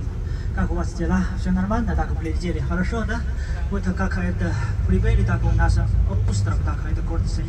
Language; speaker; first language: Russian; non-native, learner; Chinese